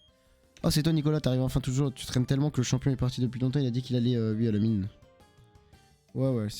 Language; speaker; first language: French; native; French